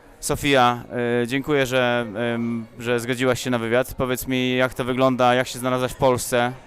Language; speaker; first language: Polish; native; Polish